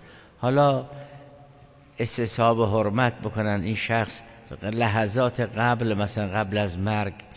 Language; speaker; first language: Persian; native; Persian